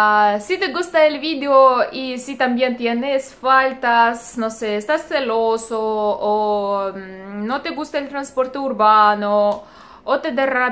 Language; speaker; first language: Spanish; non-native, learner; Russian